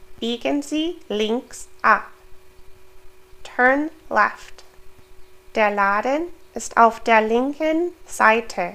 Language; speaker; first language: German; non-native, fluent; English